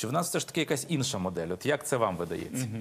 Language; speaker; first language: Ukrainian; native; Ukrainian